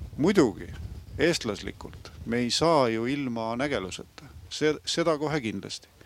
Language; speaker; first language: Estonian; native; Estonian